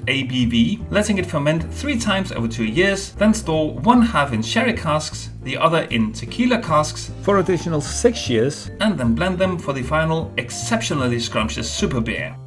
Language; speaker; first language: English; non-native, fluent; Danish